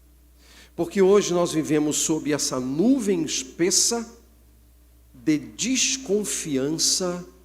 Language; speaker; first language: Portuguese; native; Portuguese